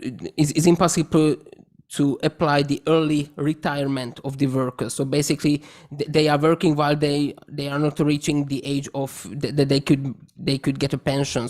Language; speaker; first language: English; non-native, fluent; Slovak